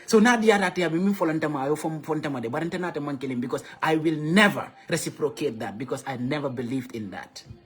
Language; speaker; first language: English; non-native, local second language; Wolof